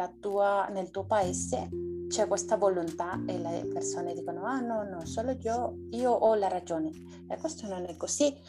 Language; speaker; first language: Italian; non-native, learner; Spanish